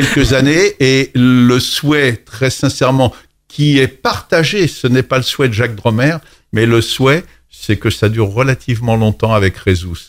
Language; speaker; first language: French; native; French